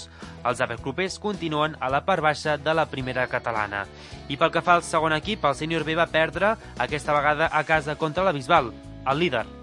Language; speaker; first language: Catalan; native; Catalan